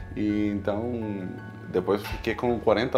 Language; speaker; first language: Portuguese; non-native, fluent; Spanish